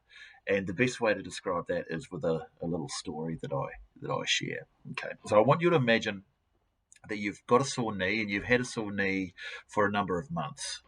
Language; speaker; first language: English; native; English